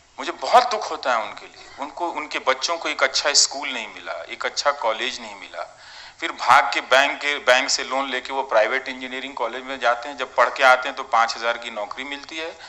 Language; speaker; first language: Hindi; non-native, local second language; Bhojpuri